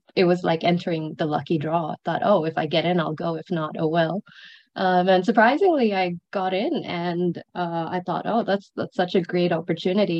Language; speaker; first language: English; non-native, fluent; Sinhala